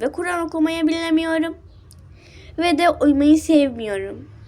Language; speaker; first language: Turkish; early bilingual, other home language; Arabic